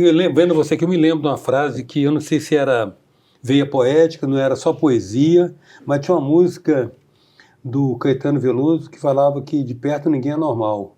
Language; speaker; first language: Portuguese; native; Portuguese